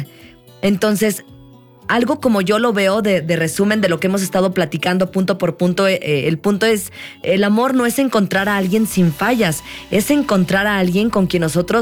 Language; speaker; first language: Spanish; native; Spanish